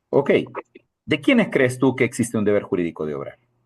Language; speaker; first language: Spanish; native; Spanish